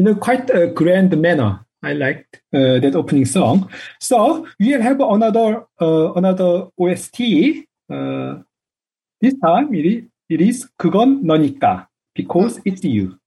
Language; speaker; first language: English; non-native, fluent; Korean